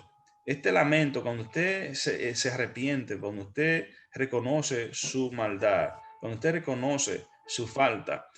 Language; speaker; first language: Spanish; native; Spanish